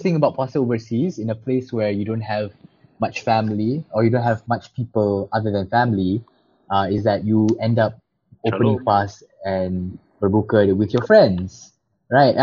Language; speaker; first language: English; non-native, local second language; Malay